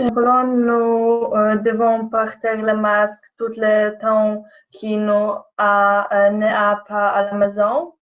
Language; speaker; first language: French; non-native, learner; Polish